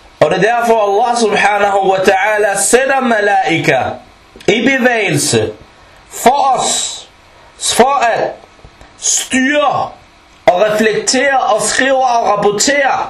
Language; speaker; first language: Danish; early bilingual, other home language; Arabic